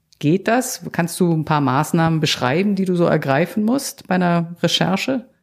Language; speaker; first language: German; native; German